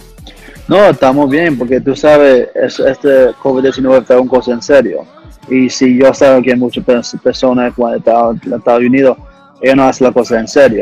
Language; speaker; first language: Spanish; early bilingual, heritage; English